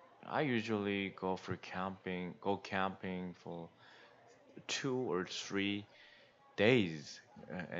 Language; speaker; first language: English; non-native, learner; Korean